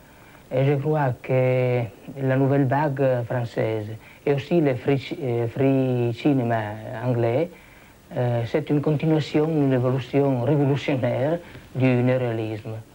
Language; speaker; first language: French; non-native, fluent; Italian